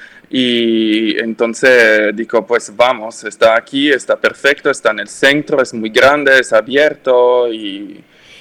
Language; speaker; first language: Spanish; non-native, fluent; French